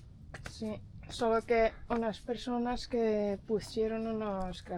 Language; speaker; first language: Spanish; non-native, fluent; Portuguese